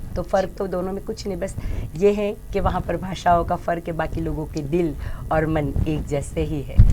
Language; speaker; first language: Hindi; non-native, local second language; Gujarati